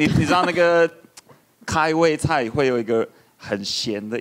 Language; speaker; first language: Chinese; non-native, fluent; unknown